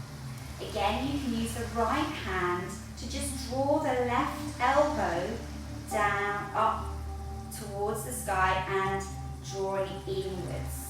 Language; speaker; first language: English; native; English